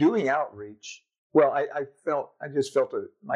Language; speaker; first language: English; native; English